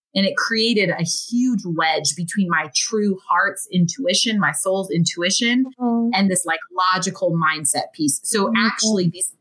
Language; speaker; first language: English; native; English